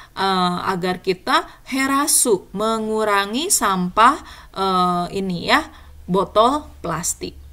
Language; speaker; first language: Indonesian; native; Indonesian